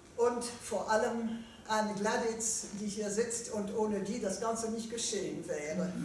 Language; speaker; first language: German; non-native, fluent; French